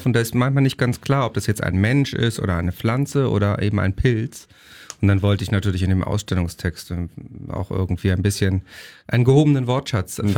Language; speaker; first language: German; native; German